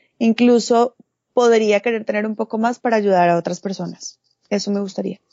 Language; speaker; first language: Spanish; native; Spanish